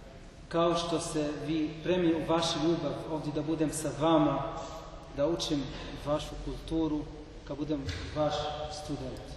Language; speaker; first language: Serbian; non-native, learner; Arabic